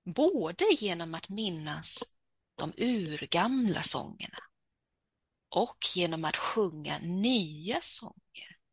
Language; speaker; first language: Swedish; early bilingual, other home language; English